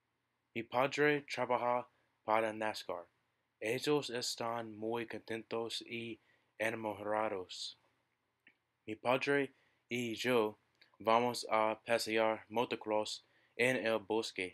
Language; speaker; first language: Spanish; non-native, learner; English